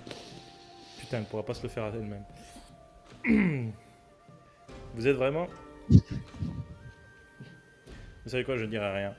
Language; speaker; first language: French; native; French